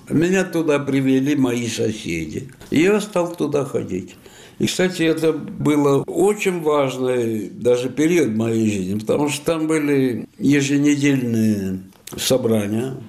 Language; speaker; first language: Russian; non-native, fluent; Italian